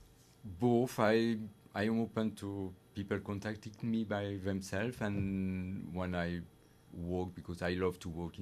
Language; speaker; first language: English; non-native, fluent; French